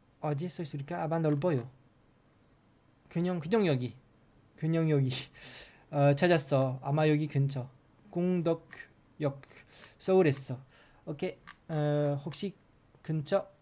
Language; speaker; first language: Korean; non-native, learner; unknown